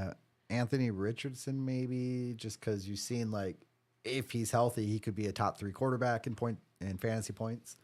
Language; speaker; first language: English; native; English